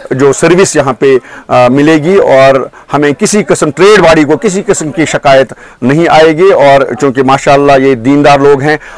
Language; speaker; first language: Hindi; non-native, local second language; Kashmiri